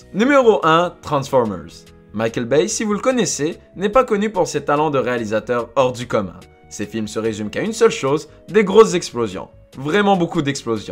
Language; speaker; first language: French; native; French